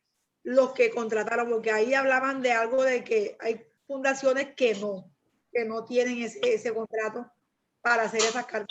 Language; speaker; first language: Spanish; native; Spanish